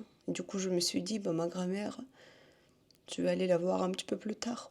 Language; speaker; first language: French; non-native, fluent; Russian